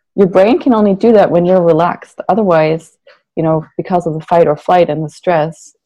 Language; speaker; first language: English; non-native, fluent; German